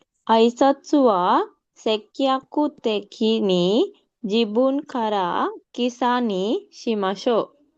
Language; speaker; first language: Japanese; non-native, learner; Sinhala